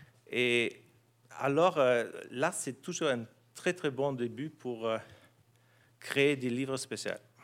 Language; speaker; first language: French; non-native, fluent; German